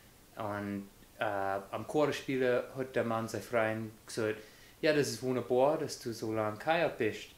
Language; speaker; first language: German; non-native, fluent; English